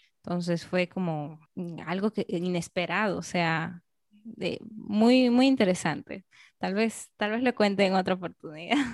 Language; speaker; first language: Spanish; native; Spanish